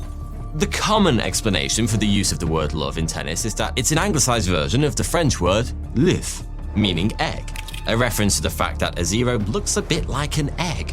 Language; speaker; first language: English; native; English